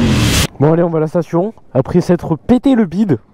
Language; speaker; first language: French; native; French